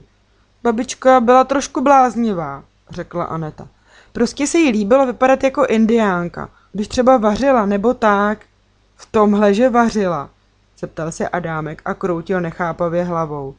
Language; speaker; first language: Czech; native; Czech